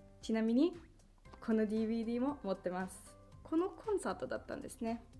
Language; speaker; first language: Japanese; non-native, fluent; Finnish